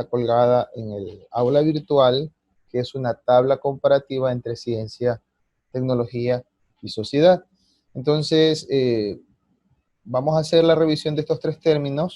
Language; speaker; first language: Spanish; native; Spanish